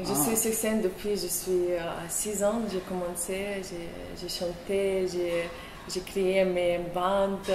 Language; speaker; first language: French; non-native, learner; Russian